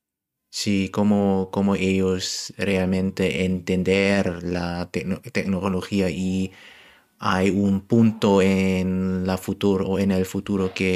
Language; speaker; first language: Spanish; non-native, learner; German